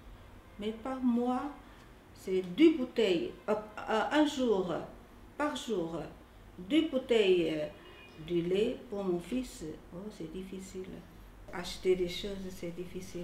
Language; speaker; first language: French; non-native, learner; Chinese